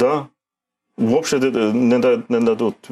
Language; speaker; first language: Russian; non-native, learner; Swedish